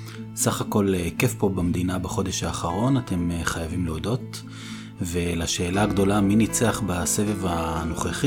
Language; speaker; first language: Hebrew; native; Hebrew